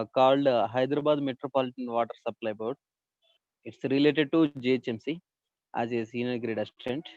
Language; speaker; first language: English; non-native, local second language; Telugu